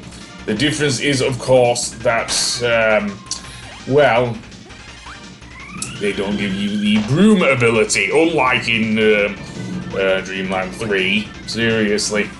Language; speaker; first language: English; native; English